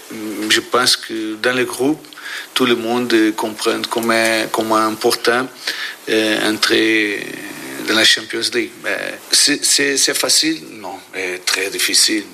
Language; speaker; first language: French; non-native, fluent; Portuguese